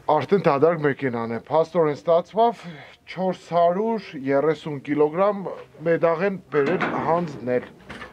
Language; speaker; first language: Armenian; native; Armenian